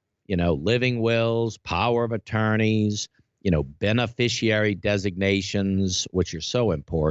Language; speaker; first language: English; native; English